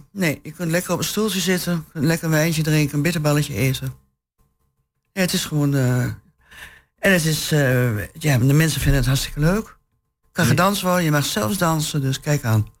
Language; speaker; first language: Dutch; native; Dutch